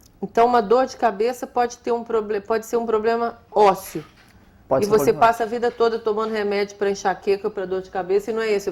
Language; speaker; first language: Portuguese; native; Portuguese